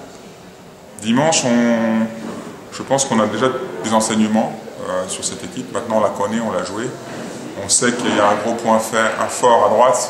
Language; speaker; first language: French; native; French